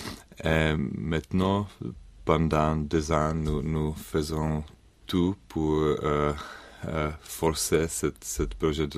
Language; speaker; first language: French; non-native, learner; Czech